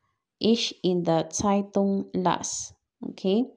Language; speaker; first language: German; non-native, fluent; Filipino